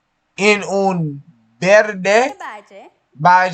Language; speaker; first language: Spanish; non-native, learner; English